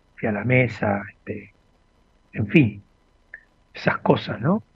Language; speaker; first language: Spanish; native; Spanish